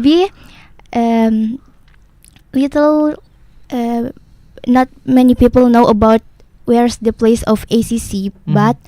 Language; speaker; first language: English; non-native, learner; Indonesian